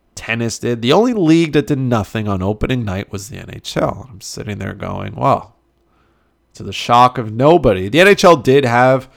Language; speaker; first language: English; native; English